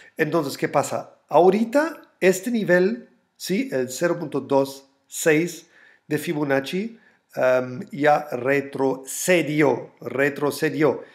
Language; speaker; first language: Spanish; non-native, fluent; German